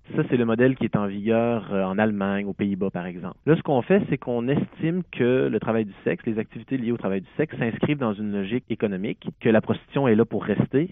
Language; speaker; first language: French; native; French